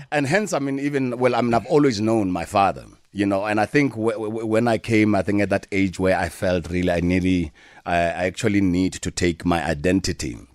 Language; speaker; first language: English; non-native, local second language; Tswana